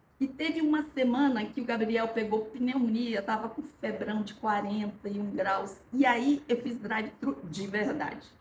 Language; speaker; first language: Portuguese; early bilingual, other home language; Korean